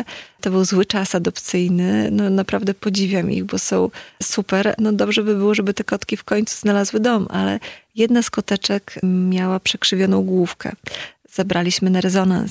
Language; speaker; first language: Polish; native; Polish